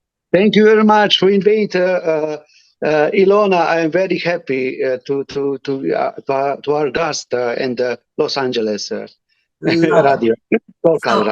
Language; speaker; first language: English; non-native, learner; Romany